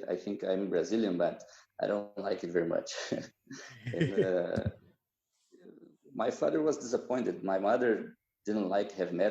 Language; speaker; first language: English; non-native, fluent; Portuguese